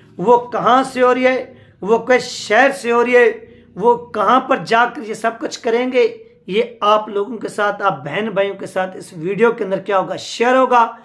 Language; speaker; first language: Urdu; non-native, local second language; Punjabi